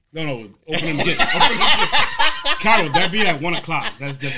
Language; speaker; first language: English; early bilingual, other home language; Spanish